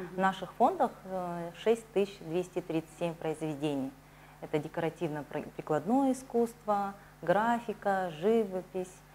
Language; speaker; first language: Russian; native; Russian